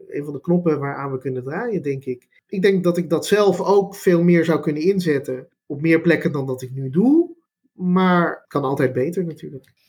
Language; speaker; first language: Dutch; native; Dutch